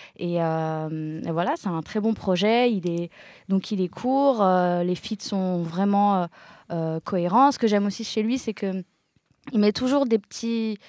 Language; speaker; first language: French; native; French